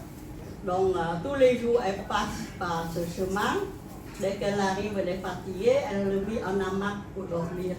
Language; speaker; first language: French; non-native, fluent; Khmer